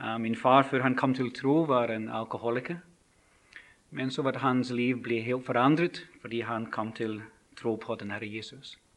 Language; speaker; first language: Norwegian; non-native, fluent; English